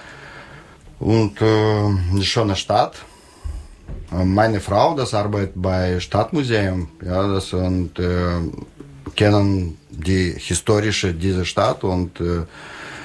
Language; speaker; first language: German; non-native, learner; Russian